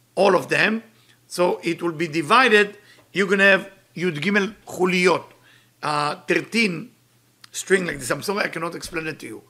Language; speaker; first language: English; non-native, fluent; Hebrew